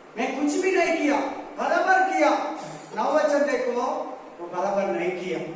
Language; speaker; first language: Hindi; non-native, local second language; Kannada